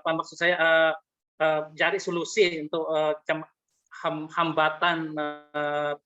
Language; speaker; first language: Indonesian; non-native, fluent; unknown